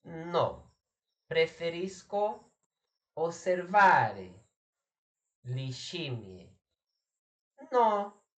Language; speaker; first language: Italian; non-native, learner; English